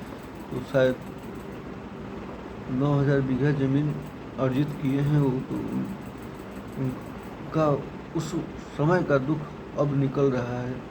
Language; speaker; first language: Hindi; native; Hindi